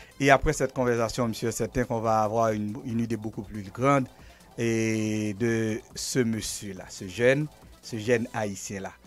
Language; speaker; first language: French; non-native, local second language; Haitian Creole